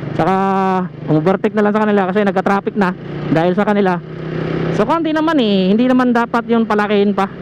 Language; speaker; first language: Filipino; non-native, local second language; Cebuano